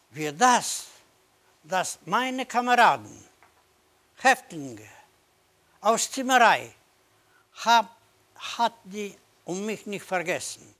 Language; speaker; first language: German; non-native, learner; Polish